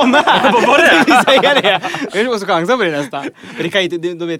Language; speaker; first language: Swedish; native; Swedish